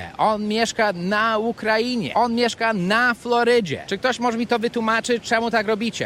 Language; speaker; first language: Polish; early bilingual, heritage; Polish